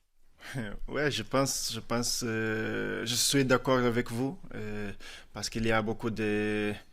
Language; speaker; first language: French; non-native, fluent; Portuguese